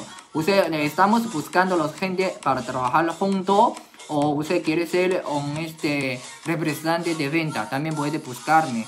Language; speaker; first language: Spanish; non-native, learner; Chinese